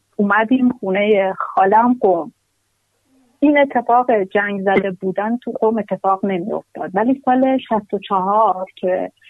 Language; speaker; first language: Persian; native; Persian